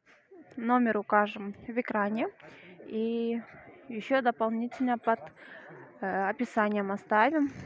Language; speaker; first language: Russian; non-native, local second language; Kyrgyz